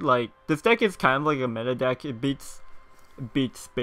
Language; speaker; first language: English; native; English